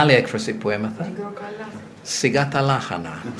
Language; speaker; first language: Greek; non-native, learner; English